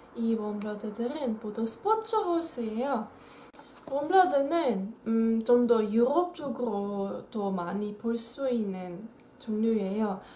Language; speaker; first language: Korean; non-native, fluent; Dutch